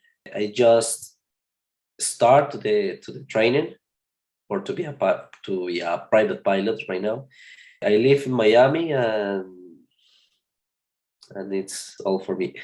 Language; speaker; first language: English; non-native, learner; Spanish